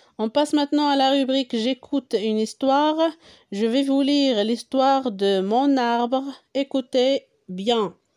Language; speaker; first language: French; non-native, local second language; Arabic